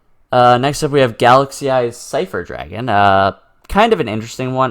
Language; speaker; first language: English; native; English